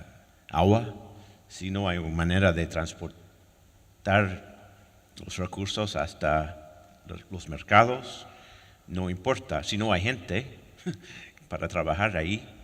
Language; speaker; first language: Spanish; non-native, fluent; French